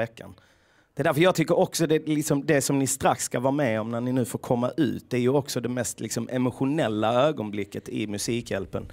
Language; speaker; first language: Swedish; native; Swedish